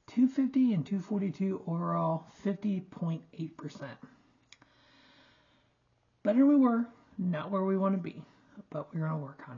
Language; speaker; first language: English; native; English